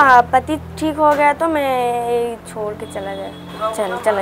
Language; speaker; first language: Hindi; non-native, local second language; Bangla